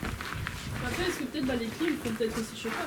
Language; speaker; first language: French; native; French